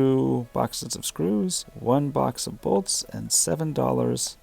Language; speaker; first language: English; native; English